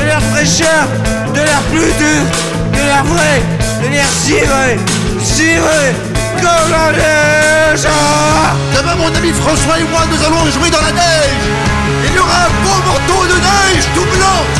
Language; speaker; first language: French; native; French